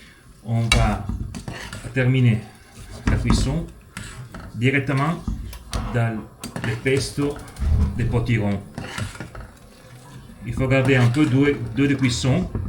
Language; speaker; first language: French; non-native, fluent; Italian